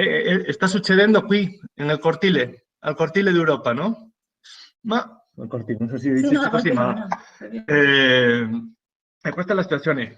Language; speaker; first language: Italian; non-native, fluent; Spanish